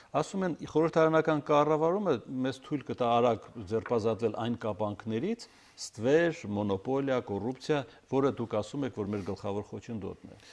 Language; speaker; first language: Armenian; native; Armenian